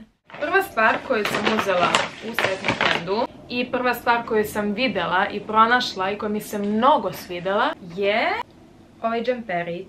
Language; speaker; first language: Serbian; native; Serbian